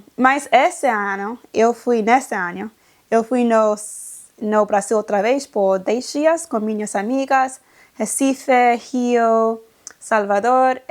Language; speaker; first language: Portuguese; non-native, learner; English